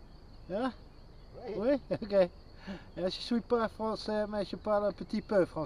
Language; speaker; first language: French; non-native, learner; Dutch